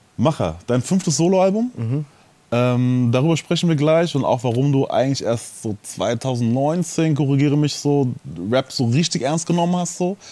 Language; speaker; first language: German; native; German